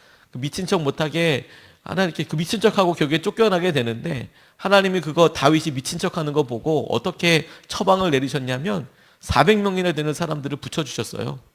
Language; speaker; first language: Korean; native; Korean